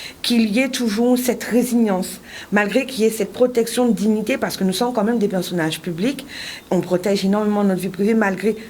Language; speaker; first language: French; native; French